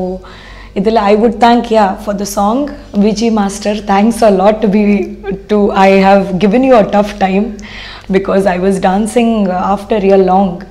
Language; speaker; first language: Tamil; non-native, fluent; Odia